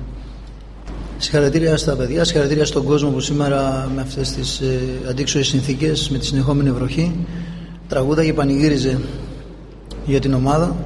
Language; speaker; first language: Greek; native; Greek